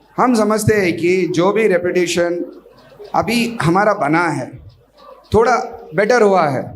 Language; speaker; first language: Hindi; non-native, local second language; Marathi